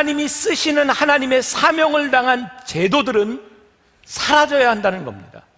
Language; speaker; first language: Korean; native; Korean